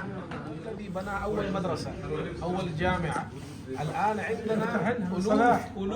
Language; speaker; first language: Arabic; non-native, fluent; Urdu